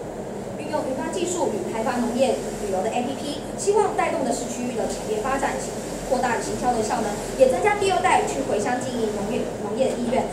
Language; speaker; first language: Chinese; native; Chinese